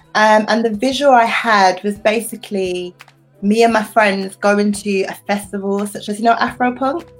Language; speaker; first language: English; native; English